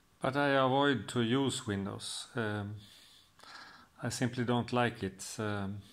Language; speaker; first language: English; non-native, fluent; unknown